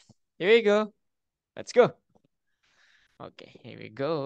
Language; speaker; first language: English; non-native, fluent; Indonesian